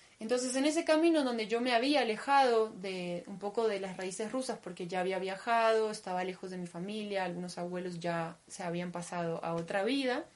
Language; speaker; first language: Spanish; early bilingual, other home language; Russian